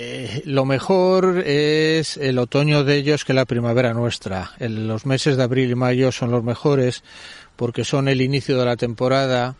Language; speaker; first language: Spanish; native; Spanish